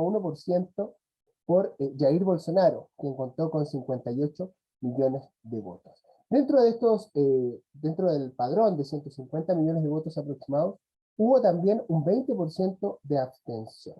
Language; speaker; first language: Spanish; native; Spanish